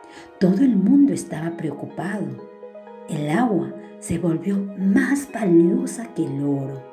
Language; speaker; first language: Spanish; native; Spanish